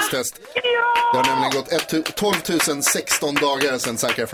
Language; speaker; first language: Swedish; native; Swedish